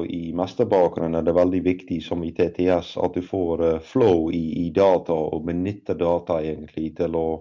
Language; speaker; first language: Norwegian; non-native, fluent; Dutch